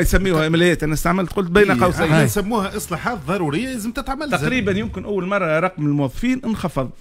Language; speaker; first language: Arabic; native; Arabic